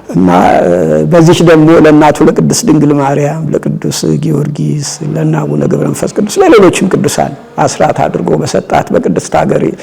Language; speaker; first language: Amharic; native; Amharic